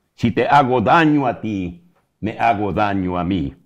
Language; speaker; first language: Spanish; early bilingual, heritage; Spanish